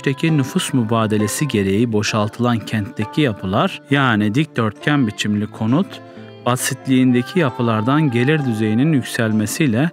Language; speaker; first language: Turkish; native; Turkish